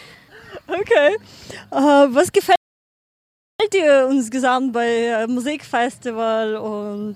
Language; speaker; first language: German; non-native, learner; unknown